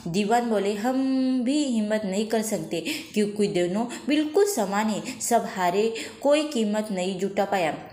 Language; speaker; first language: Hindi; non-native, local second language; Marathi